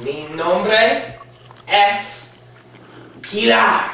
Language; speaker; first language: Spanish; non-native, learner; English